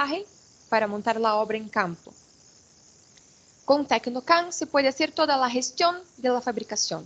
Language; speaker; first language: Spanish; non-native, fluent; Portuguese